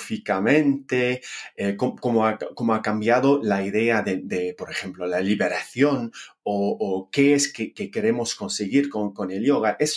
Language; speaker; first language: Spanish; non-native, fluent; English